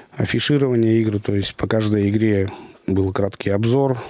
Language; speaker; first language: Russian; native; Russian